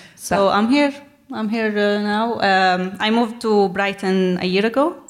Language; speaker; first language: English; non-native, fluent; Arabic